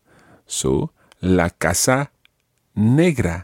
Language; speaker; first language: Spanish; non-native, fluent; English